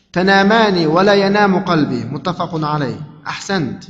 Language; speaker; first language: Arabic; non-native, fluent; Uzbek